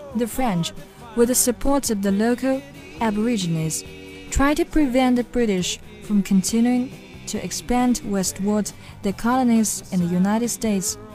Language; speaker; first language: English; non-native, fluent; Chinese